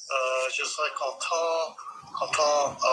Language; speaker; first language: French; non-native, learner; English